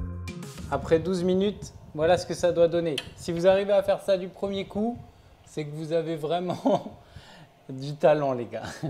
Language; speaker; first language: French; native; French